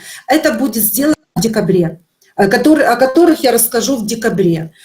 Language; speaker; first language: Russian; native; Russian